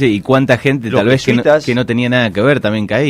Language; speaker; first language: Spanish; native; Spanish